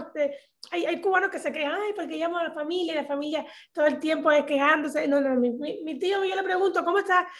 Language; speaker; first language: Spanish; native; Spanish